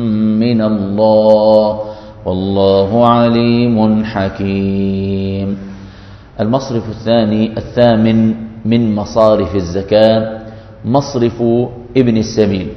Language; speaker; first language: Arabic; native; Arabic